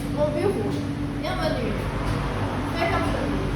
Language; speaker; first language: French; non-native, learner; Chinese